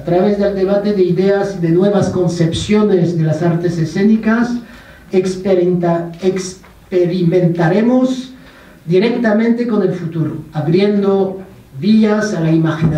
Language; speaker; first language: Spanish; non-native, fluent; French